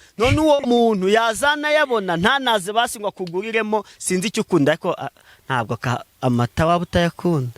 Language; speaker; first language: Kinyarwanda; native; Kinyarwanda